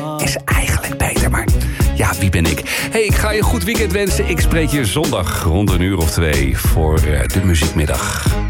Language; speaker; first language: Dutch; native; Dutch